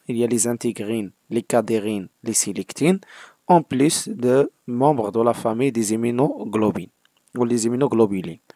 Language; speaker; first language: French; non-native, local second language; Arabic